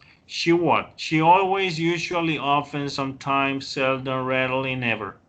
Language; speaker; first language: English; non-native, fluent; Spanish